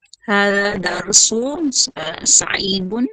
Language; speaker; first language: Arabic; non-native, learner; Filipino